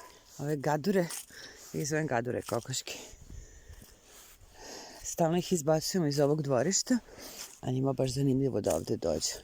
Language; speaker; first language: Bosnian; native; Bosnian